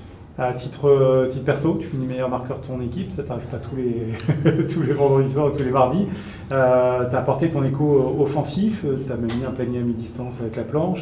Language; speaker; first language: French; native; French